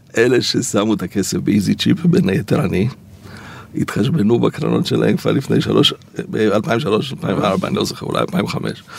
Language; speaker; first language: Hebrew; early bilingual, other home language; Polish